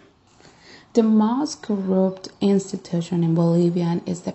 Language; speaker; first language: English; non-native, fluent; Spanish